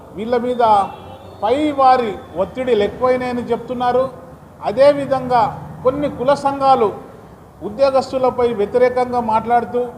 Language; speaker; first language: Telugu; non-native, local second language; Lambadi